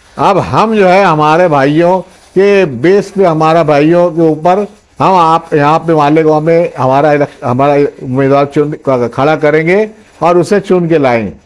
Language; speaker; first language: Hindi; native; Hindi